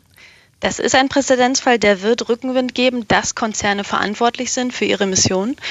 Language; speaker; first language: German; native; German